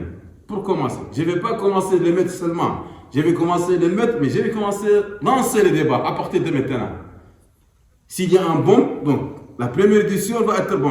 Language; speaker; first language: French; non-native, local second language; Arabic